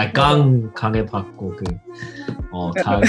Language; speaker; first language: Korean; non-native, learner; English